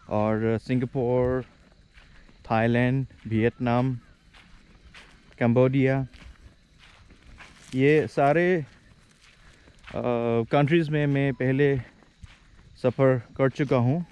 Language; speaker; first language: Hindi; non-native, local second language; Assamese